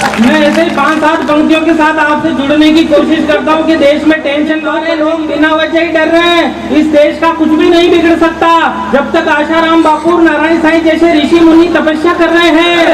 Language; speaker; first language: Hindi; native; Hindi